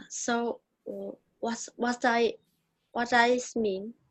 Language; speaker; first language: English; non-native, learner; Vietnamese